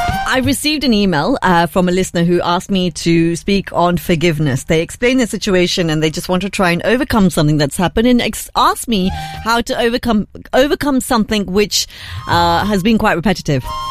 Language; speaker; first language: English; early bilingual, other home language; Hindi